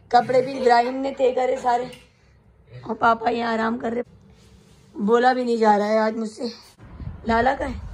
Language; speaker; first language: Urdu; native; Urdu